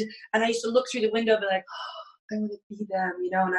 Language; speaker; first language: English; native; English